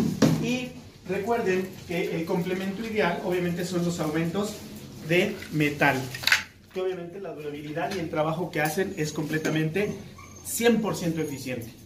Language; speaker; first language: Spanish; native; Spanish